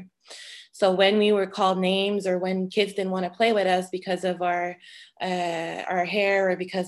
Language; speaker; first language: English; non-native, fluent; French